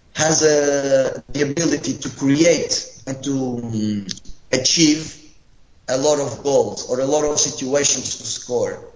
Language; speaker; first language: English; non-native, fluent; Portuguese